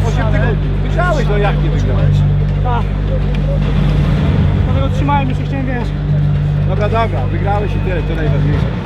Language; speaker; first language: Polish; native; Polish